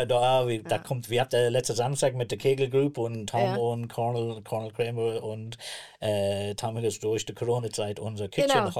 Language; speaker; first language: German; non-native, learner; English